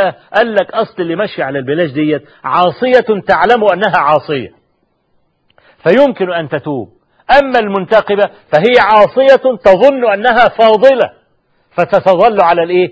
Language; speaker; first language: Arabic; native; Arabic